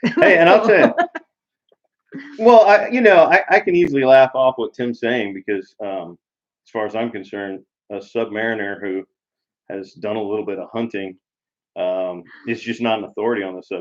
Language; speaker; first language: English; native; English